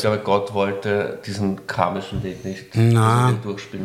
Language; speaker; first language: German; native; German